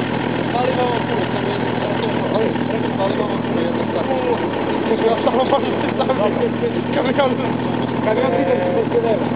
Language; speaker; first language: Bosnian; non-native, learner; Bulgarian